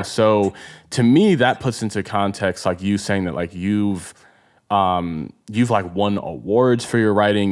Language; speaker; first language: English; early bilingual, other home language; Igbo